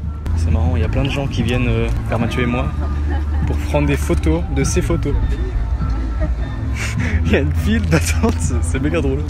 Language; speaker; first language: French; native; French